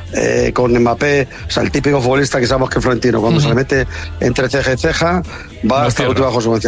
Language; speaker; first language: Spanish; native; Spanish